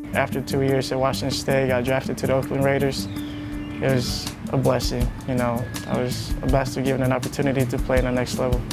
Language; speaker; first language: English; non-native, fluent; Samoan